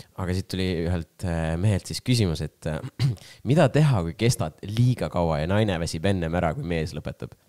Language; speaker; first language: Estonian; non-native, local second language; Russian